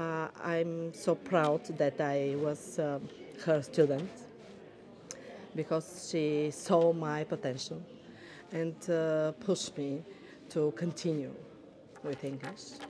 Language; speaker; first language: English; non-native, learner; Bulgarian